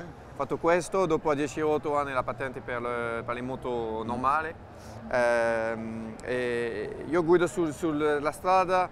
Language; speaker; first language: Italian; non-native, fluent; French